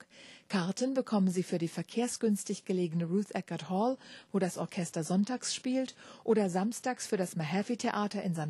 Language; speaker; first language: German; native; German